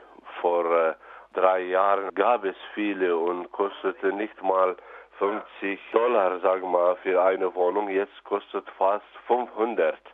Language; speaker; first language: German; non-native, learner; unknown